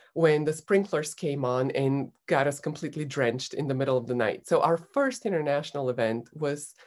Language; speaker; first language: English; non-native, fluent; Bulgarian